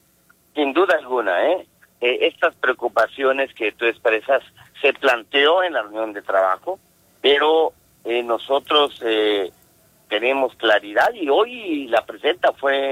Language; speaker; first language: Spanish; native; Spanish